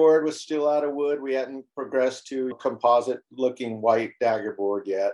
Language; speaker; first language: English; native; English